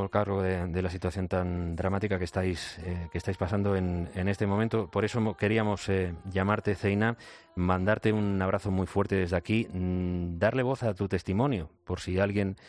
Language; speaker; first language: Spanish; native; Spanish